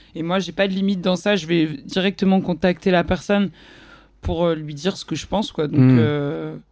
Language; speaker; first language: French; native; French